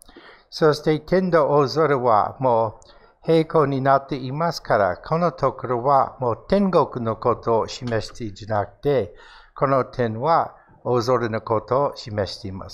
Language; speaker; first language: Japanese; non-native, fluent; English